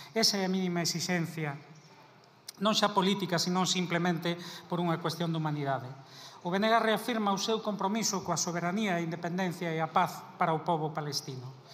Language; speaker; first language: Galician; native; Galician